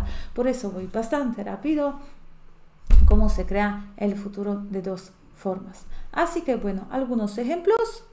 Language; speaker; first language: Spanish; non-native, fluent; Polish